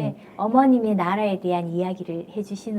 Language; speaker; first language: Korean; native; Korean